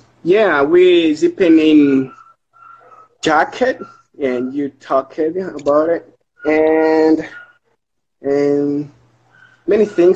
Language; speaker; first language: English; non-native, learner; Portuguese